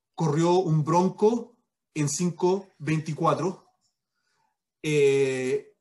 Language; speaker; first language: Spanish; early bilingual, heritage; Spanish